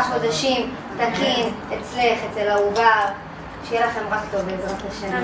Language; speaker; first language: Hebrew; native; Hebrew